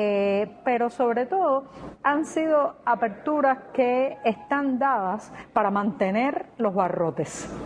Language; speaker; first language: Spanish; native; Spanish